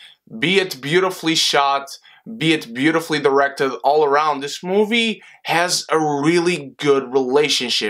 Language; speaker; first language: English; non-native, fluent; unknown